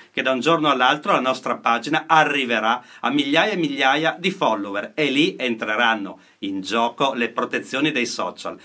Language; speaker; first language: Italian; native; Italian